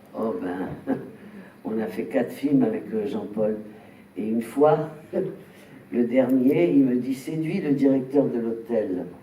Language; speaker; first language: French; native; French